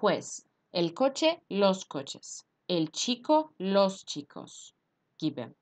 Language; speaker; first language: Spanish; non-native, fluent; Turkish